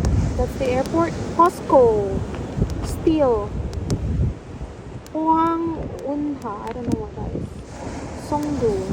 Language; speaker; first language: English; non-native, local second language; Filipino